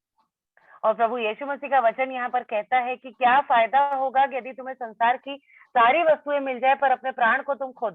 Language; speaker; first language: Hindi; native; Hindi